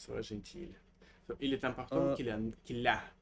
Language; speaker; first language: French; non-native, learner; Russian